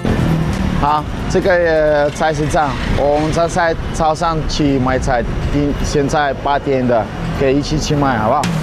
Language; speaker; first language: Chinese; non-native, learner; Russian